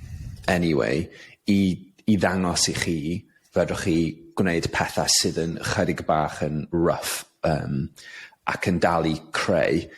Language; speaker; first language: Welsh; non-native, fluent; English